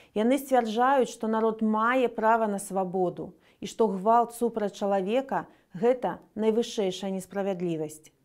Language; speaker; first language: Belarusian; non-native, local second language; Russian